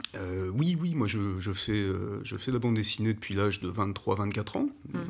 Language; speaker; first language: French; native; French